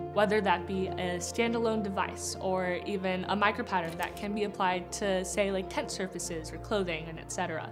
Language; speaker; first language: English; native; English